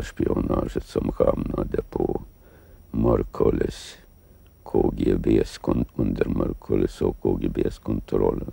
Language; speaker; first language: Swedish; non-native, fluent; Lithuanian